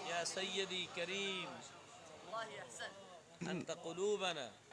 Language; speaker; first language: Arabic; non-native, learner; Urdu